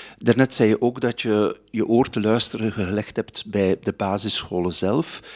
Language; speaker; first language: Dutch; native; Dutch